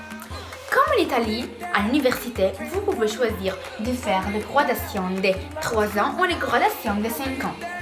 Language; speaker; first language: French; non-native, learner; Italian